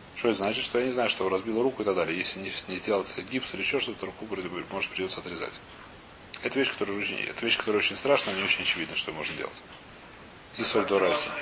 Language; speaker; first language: Russian; early bilingual, heritage; Russian